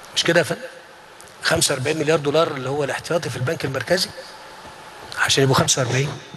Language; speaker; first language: Arabic; native; Arabic